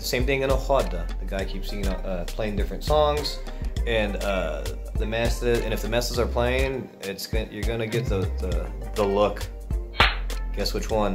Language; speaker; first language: English; native; English